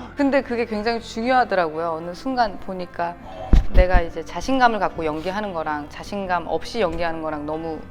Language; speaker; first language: Korean; native; Korean